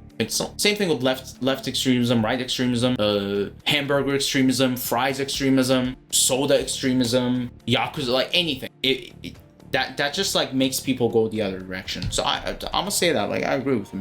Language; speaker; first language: English; native; English